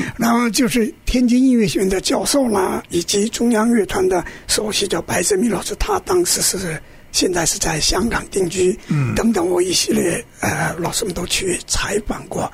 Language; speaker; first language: Chinese; non-native, local second language; Korean